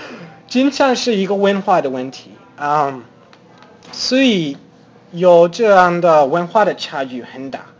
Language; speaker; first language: Chinese; non-native, fluent; English